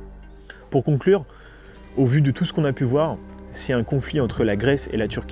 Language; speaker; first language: French; native; French